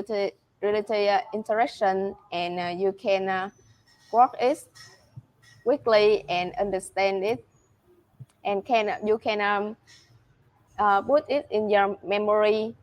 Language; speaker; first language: English; non-native, learner; Vietnamese